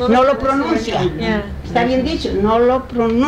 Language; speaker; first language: Spanish; early bilingual, heritage; Spanish